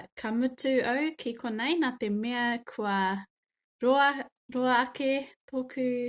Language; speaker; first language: Māori; non-native, local second language; English